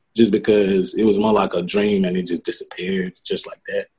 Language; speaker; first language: English; non-native, local second language; Yoruba